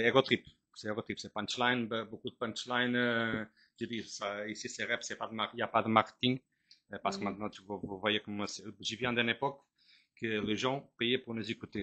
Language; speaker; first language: French; non-native, fluent; Portuguese